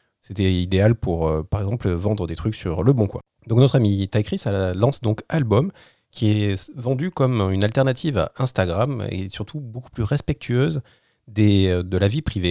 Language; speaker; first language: French; native; French